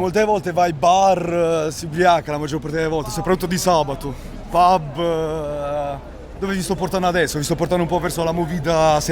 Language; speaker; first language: Italian; native; Italian